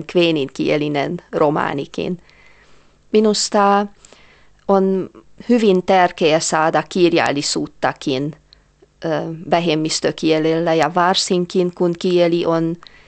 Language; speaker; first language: Finnish; non-native, fluent; Hungarian